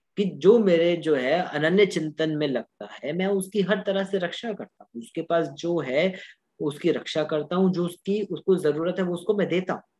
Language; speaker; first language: Hindi; native; Hindi